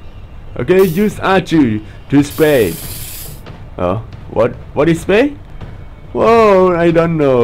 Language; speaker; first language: English; non-native, learner; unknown